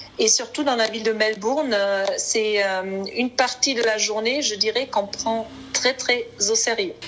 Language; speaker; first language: French; non-native, fluent; German